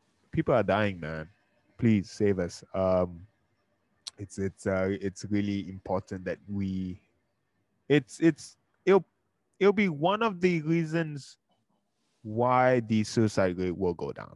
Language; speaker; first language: English; early bilingual, other home language; Japanese